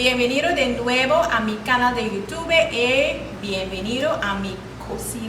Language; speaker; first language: Spanish; non-native, learner; English